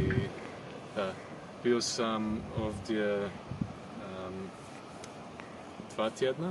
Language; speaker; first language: Croatian; non-native, learner; English